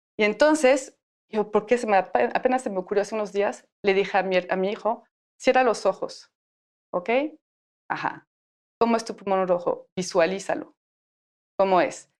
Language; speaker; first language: Spanish; non-native, fluent; French